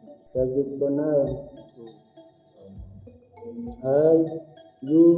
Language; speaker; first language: English; non-native, learner; Indonesian